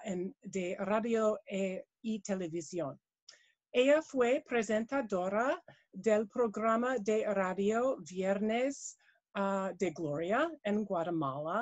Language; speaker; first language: Spanish; non-native, learner; English